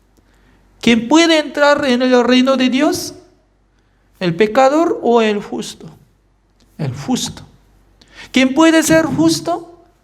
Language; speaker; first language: Spanish; non-native, learner; Korean